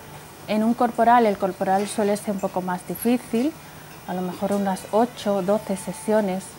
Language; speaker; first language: Spanish; native; Spanish